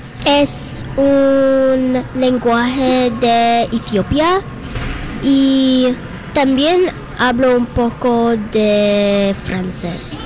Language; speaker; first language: Spanish; non-native, learner; English